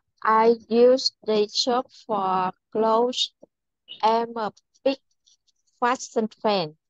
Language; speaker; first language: English; non-native, learner; Vietnamese